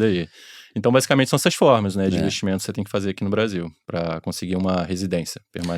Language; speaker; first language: Portuguese; native; Portuguese